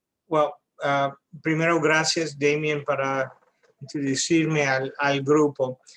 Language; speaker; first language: Spanish; early bilingual, heritage; English